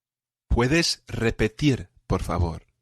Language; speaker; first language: Spanish; non-native, fluent; English